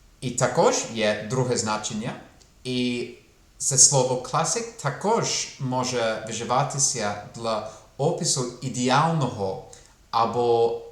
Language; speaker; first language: Ukrainian; non-native, fluent; English